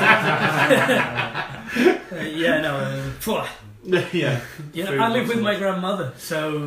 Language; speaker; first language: English; non-native, fluent; Spanish